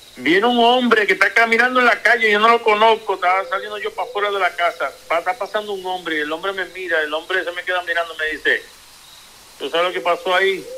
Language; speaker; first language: Spanish; early bilingual, heritage; Spanish